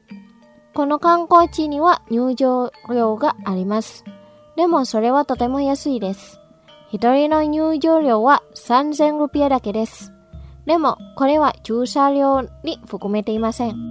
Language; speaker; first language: Japanese; non-native, fluent; Indonesian